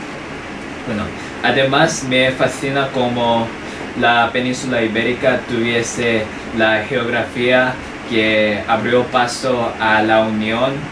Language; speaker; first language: Spanish; non-native, fluent; English